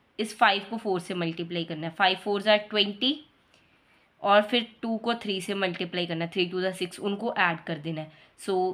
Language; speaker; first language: Hindi; non-native, local second language; Punjabi